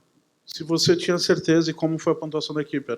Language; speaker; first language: Portuguese; native; Portuguese